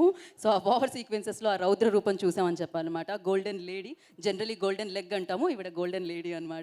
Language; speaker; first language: Telugu; native; Telugu